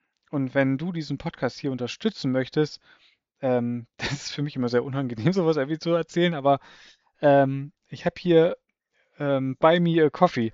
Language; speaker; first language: German; native; German